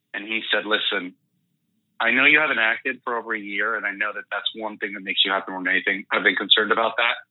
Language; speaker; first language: English; early bilingual, other home language; Spanish